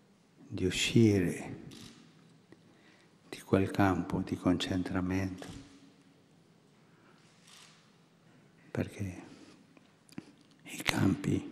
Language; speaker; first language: Italian; non-native, fluent; Spanish